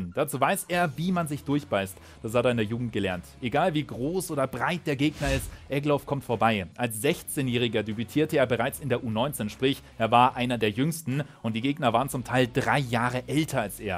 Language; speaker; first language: German; native; German